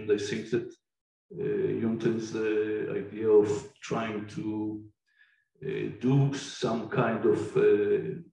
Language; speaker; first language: English; non-native, fluent; Hebrew